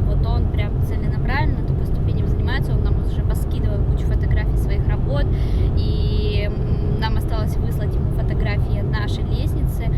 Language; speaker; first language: Russian; native; Russian